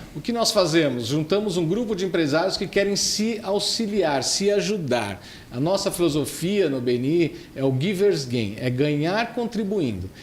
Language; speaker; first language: Portuguese; native; Portuguese